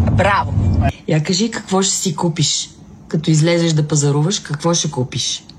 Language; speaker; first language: Bulgarian; native; Bulgarian